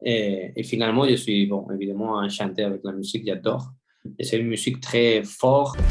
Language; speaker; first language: French; non-native, fluent; Spanish